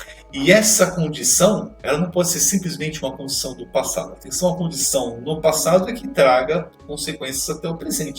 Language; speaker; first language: Portuguese; native; Portuguese